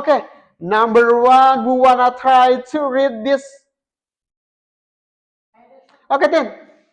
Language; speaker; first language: English; non-native, fluent; Indonesian